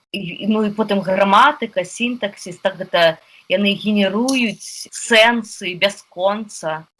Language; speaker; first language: Belarusian; non-native, local second language; Russian